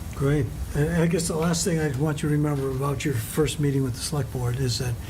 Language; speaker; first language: English; native; English